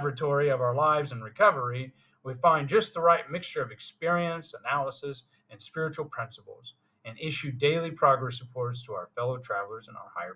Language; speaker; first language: English; native; English